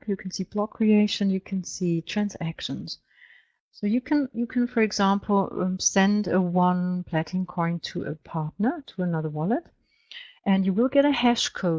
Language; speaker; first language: English; non-native, fluent; German